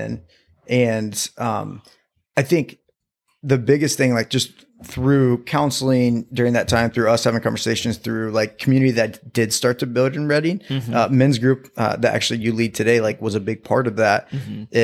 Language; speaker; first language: English; native; English